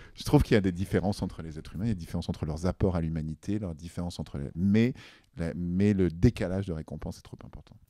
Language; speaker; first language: French; native; French